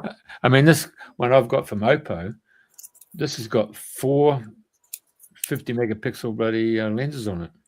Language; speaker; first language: English; native; English